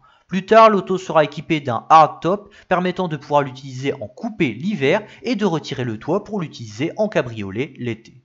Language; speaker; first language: French; native; French